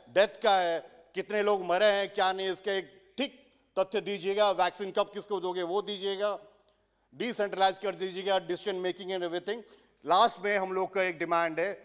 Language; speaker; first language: Hindi; non-native, local second language; Odia